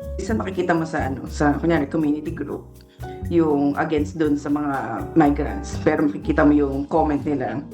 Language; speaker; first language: Filipino; native; Filipino